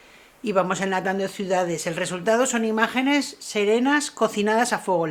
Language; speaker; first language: Spanish; native; Spanish